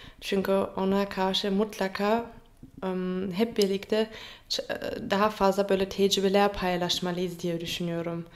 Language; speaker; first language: Turkish; non-native, fluent; German